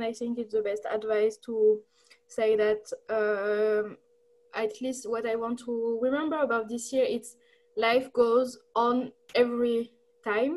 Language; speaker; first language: English; non-native, learner; French